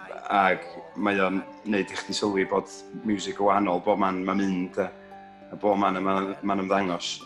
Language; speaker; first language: Welsh; native; Welsh